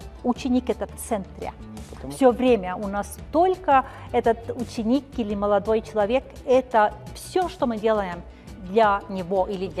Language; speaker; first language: Russian; non-native, fluent; Estonian